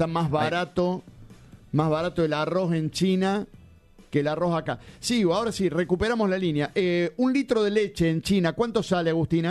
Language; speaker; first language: Spanish; native; Spanish